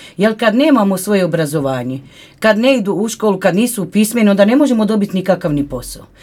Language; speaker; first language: Croatian; non-native, local second language; Romany